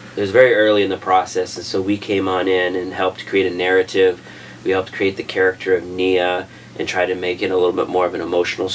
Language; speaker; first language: English; native; English